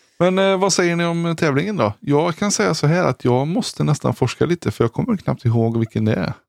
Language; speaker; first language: Swedish; native; Swedish